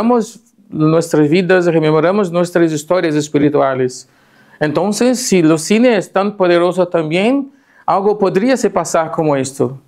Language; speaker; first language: Spanish; non-native, fluent; Portuguese